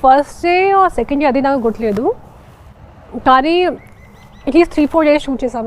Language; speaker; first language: Telugu; non-native, fluent; Hindi